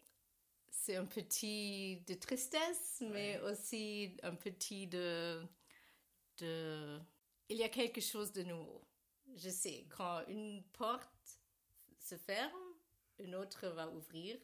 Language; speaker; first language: French; non-native, learner; German